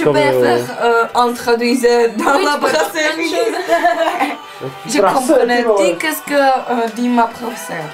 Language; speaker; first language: French; non-native, learner; Czech